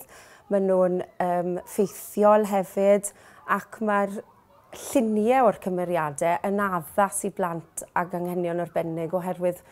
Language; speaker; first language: Welsh; native; Welsh